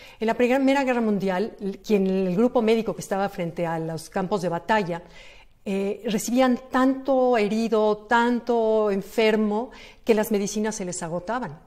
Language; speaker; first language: Spanish; native; Spanish